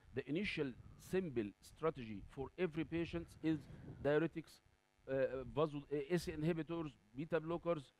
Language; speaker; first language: English; non-native, fluent; Arabic